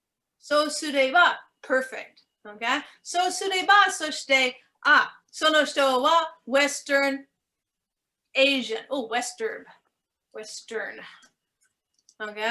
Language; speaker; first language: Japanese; non-native, learner; English